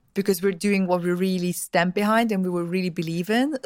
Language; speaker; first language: English; early bilingual, other home language; Russian